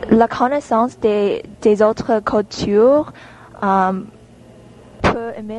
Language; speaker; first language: French; non-native, learner; English